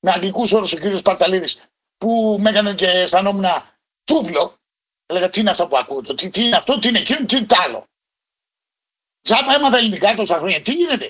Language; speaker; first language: Greek; native; Greek